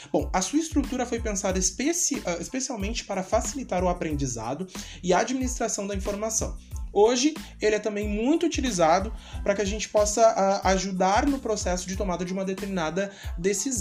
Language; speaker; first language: Portuguese; native; Portuguese